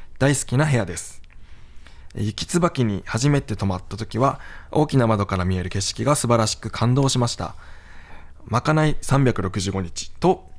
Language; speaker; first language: Japanese; native; Japanese